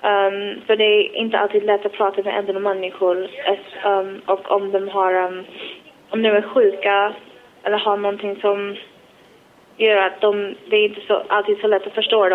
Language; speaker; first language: Swedish; non-native, fluent; Wolof